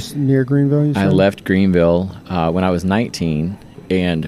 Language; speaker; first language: English; native; English